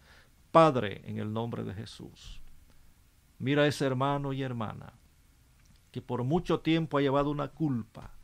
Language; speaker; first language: Spanish; native; Spanish